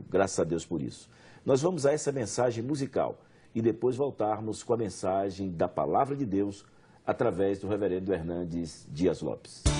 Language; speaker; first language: Portuguese; native; Portuguese